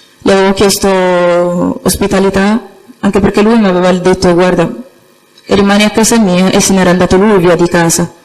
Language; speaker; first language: Italian; early bilingual, other home language; Arabic